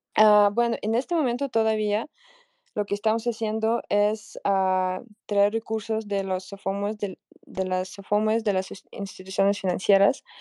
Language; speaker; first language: Spanish; non-native, fluent; Russian